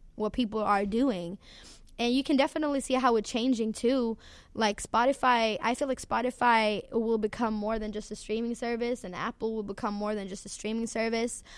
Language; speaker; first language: English; non-native, fluent; Swedish